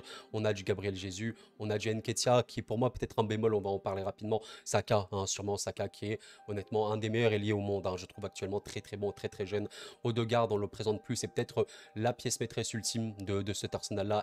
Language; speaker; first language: French; native; French